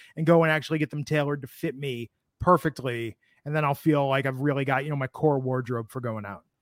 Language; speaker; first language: English; native; English